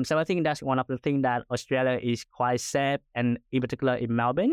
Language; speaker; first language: English; non-native, fluent; Vietnamese